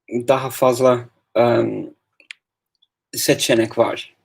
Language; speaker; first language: Turkish; non-native, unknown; English